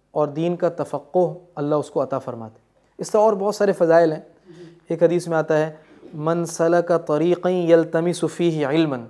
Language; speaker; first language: Urdu; native; Urdu